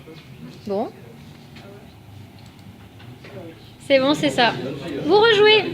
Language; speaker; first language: French; native; French